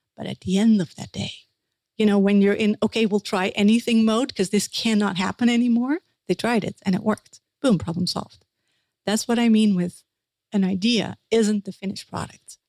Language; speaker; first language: English; non-native, fluent; Dutch